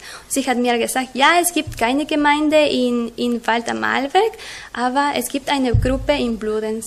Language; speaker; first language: German; non-native, learner; Spanish